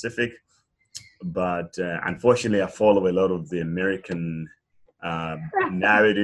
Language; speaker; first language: English; non-native, local second language; Nyanja